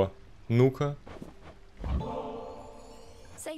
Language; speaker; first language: Russian; native; Russian